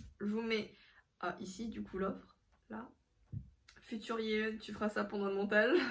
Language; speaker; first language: French; non-native, fluent; Korean